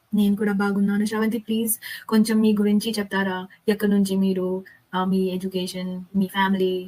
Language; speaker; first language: Telugu; non-native, local second language; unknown